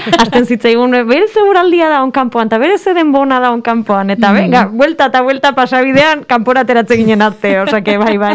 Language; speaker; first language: Basque; native; Basque